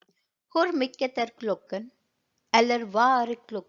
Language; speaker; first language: Swedish; non-native, learner; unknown